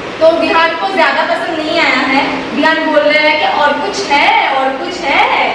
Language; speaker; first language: Hindi; non-native, local second language; Bangla